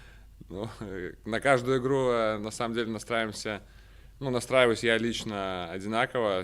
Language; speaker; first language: Russian; native; Russian